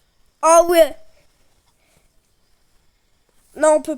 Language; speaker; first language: French; native; French